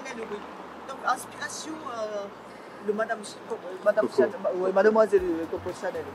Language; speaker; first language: French; non-native, fluent; Japanese